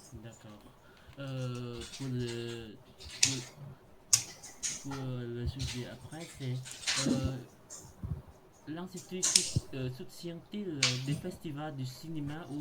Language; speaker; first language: French; non-native, learner; Khmer